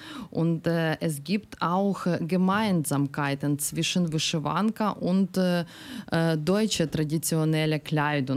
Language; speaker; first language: German; non-native, learner; Ukrainian